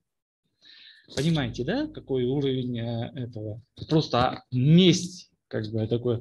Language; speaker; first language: Russian; non-native, local second language; Kyrgyz